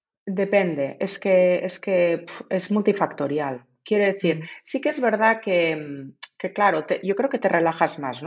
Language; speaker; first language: Spanish; native; Spanish